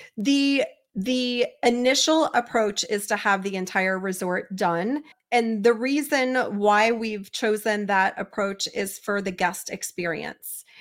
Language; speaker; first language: English; native; English